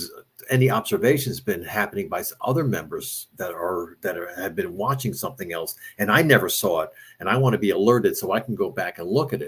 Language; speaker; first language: English; native; English